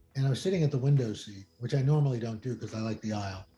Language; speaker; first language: English; native; English